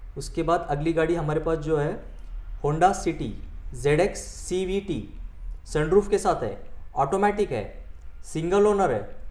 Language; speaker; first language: Hindi; non-native, local second language; Marathi